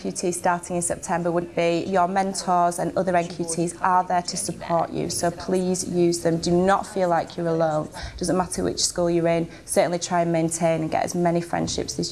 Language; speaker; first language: English; native; English